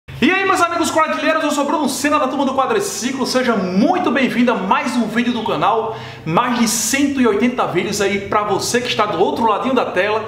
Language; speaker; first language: Portuguese; native; Portuguese